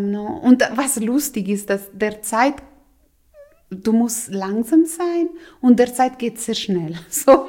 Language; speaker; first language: German; non-native, local second language; Italian